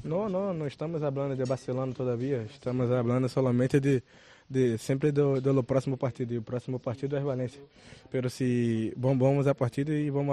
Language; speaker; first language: Spanish; non-native, local second language; Portuguese